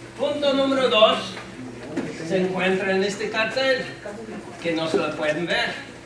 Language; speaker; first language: Spanish; non-native, fluent; English